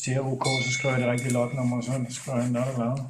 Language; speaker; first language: Danish; native; Danish